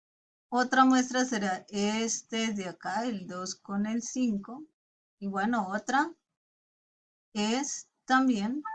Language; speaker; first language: Spanish; native; Spanish